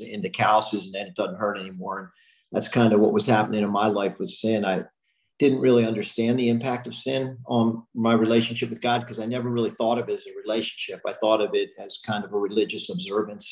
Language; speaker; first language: English; native; English